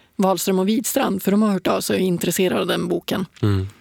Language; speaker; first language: Swedish; native; Swedish